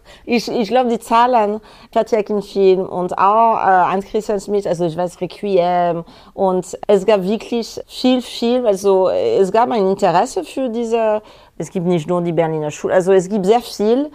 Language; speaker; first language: German; non-native, fluent; French